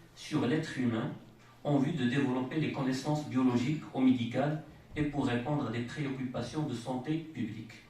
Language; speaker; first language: French; non-native, local second language; Arabic